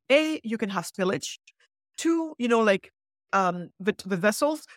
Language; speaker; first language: English; early bilingual, other home language; Wolof